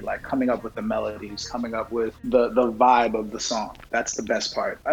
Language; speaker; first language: English; native; English